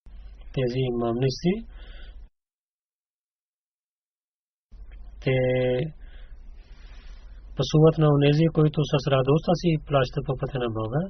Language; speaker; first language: Bulgarian; non-native, learner; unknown